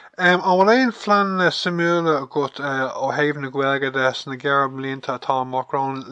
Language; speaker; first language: Irish; non-native, local second language; English